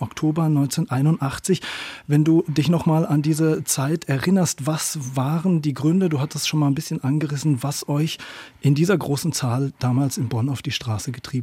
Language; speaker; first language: German; native; German